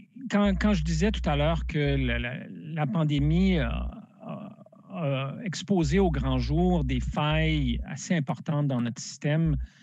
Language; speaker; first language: French; native; French